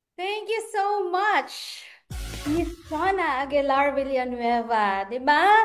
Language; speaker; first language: Filipino; non-native, local second language; Cebuano